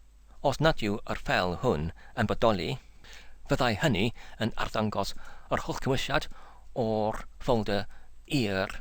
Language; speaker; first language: Welsh; non-native, learner; English